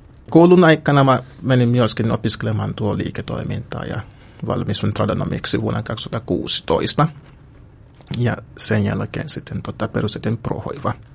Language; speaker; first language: Finnish; non-native, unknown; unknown